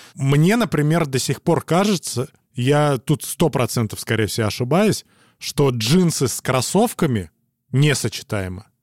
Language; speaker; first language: Russian; native; Russian